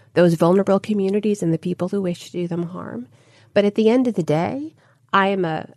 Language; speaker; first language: English; native; English